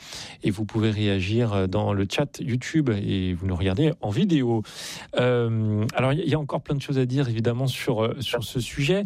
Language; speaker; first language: French; native; French